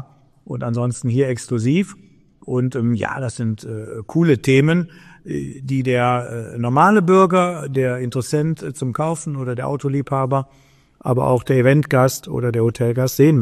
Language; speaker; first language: German; native; German